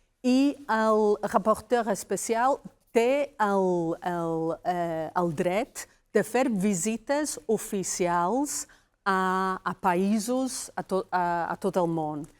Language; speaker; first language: Catalan; non-native, fluent; Welsh